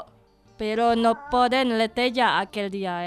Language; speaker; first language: Catalan; non-native, learner; Indonesian